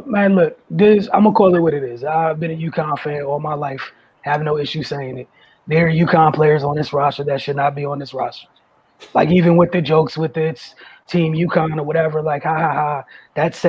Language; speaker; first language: English; native; English